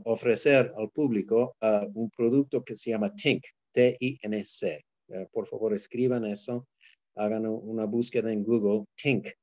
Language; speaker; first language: Spanish; non-native, fluent; English